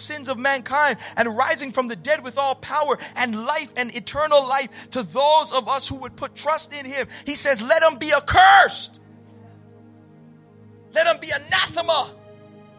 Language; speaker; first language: English; native; English